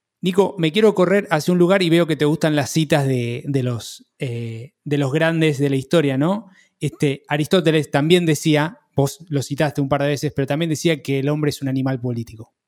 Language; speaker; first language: Spanish; native; Spanish